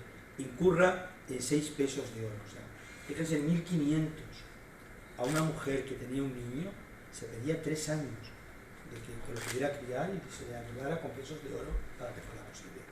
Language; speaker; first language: Spanish; native; Spanish